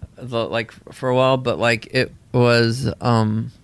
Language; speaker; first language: English; native; English